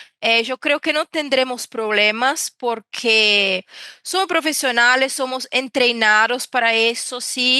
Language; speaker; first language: Spanish; non-native, fluent; Portuguese